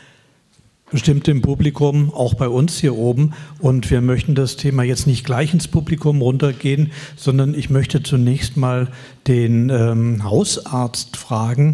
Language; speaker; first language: German; native; German